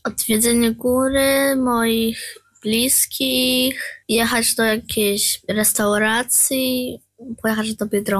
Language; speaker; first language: Polish; early bilingual, heritage; Polish